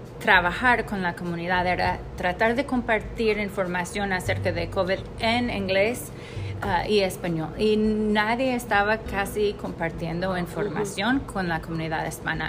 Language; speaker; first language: Spanish; non-native, fluent; English